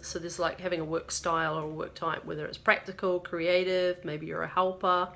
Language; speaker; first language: English; native; English